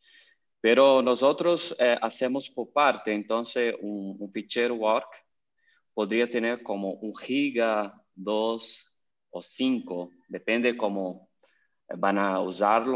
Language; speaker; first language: Spanish; non-native, learner; Portuguese